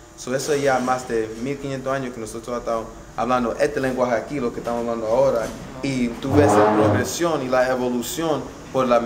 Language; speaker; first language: Spanish; non-native, learner; English